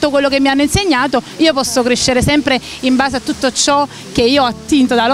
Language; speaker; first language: Italian; native; Italian